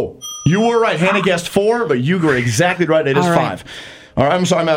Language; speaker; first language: English; native; English